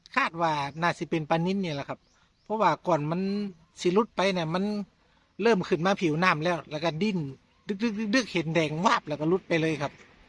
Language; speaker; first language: Thai; non-native, local second language; Northeastern Thai